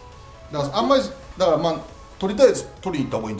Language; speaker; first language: Japanese; native; Japanese